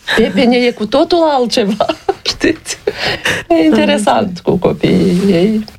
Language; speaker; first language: Romanian; native; Romanian